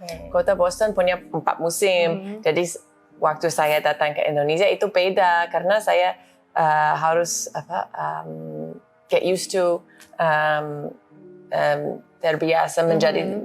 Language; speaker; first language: Indonesian; non-native, fluent; English